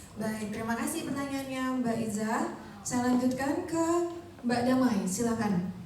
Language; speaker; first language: Indonesian; native; Indonesian